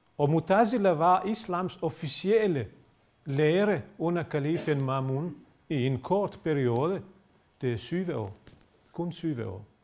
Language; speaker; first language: Danish; non-native, fluent; Bosnian